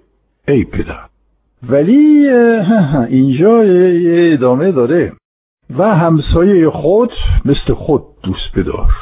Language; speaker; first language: Persian; non-native, fluent; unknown